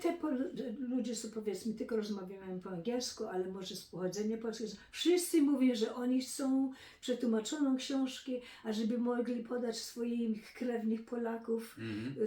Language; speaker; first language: Polish; early bilingual, heritage; Polish